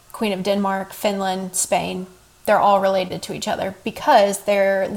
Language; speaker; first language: English; native; English